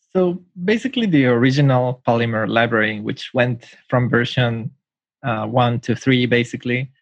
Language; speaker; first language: English; non-native, fluent; Spanish